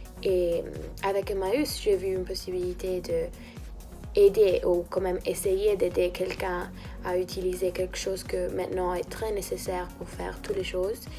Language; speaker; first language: French; non-native, fluent; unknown